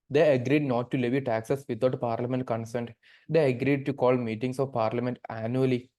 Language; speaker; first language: English; non-native, local second language; Malayalam